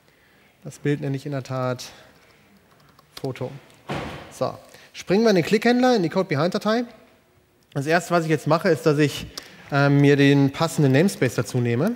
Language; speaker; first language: German; native; German